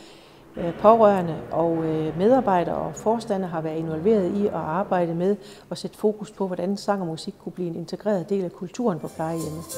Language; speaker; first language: Danish; native; Danish